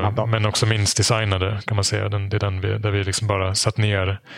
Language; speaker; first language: Swedish; non-native, fluent; German